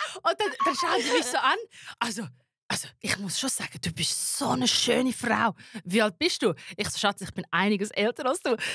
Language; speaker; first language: German; native; German